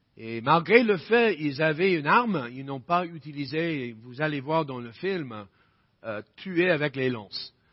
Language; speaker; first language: French; non-native, fluent; English